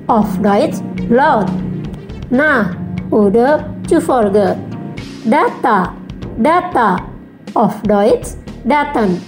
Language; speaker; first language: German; non-native, fluent; Indonesian